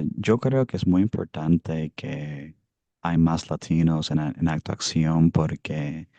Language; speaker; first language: Spanish; early bilingual, heritage; Spanish